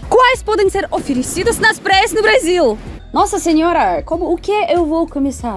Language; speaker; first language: Portuguese; non-native, fluent; Russian